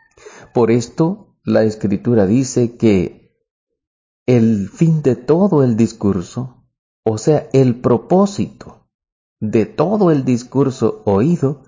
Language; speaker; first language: Spanish; native; Spanish